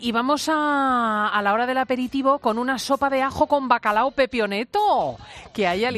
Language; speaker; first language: Spanish; native; Spanish